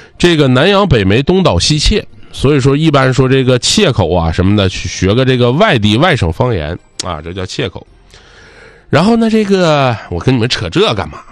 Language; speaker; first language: Chinese; native; Chinese